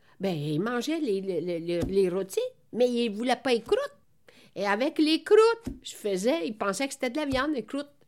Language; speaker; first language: French; non-native, fluent; Italian